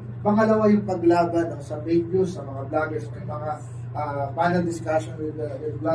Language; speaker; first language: Filipino; native; Filipino